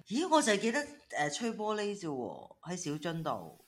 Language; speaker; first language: Cantonese; native; Cantonese